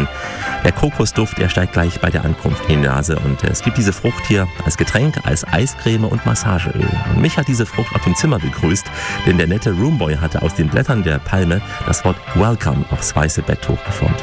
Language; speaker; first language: German; native; German